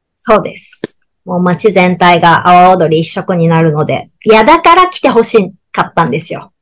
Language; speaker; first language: Japanese; native; Japanese